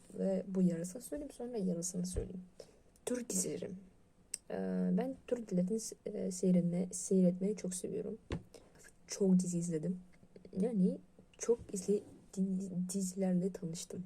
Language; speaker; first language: Turkish; non-native, learner; Russian